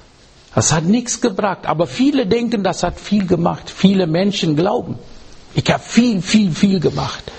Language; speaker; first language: German; non-native, learner; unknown